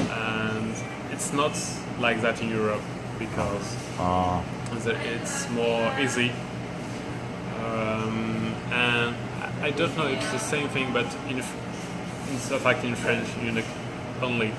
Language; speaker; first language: English; non-native, learner; French